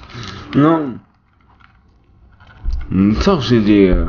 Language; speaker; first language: Polish; native; Polish